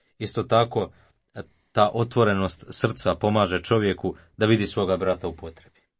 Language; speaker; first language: Croatian; native; Croatian